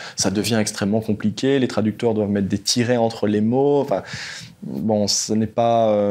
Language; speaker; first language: French; native; French